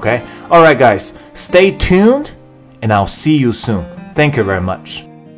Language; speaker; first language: English; non-native, fluent; Chinese